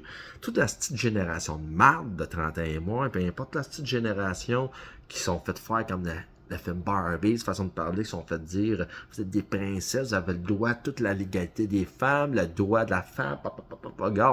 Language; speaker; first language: French; native; French